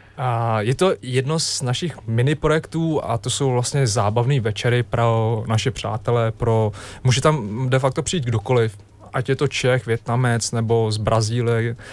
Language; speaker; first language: Czech; early bilingual, other home language; Vietnamese